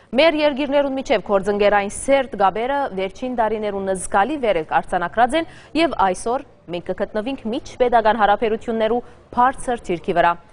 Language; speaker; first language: Armenian; early bilingual, heritage; Armenian